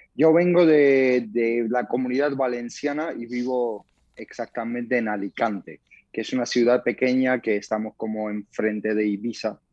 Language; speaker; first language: Spanish; non-native, fluent; Georgian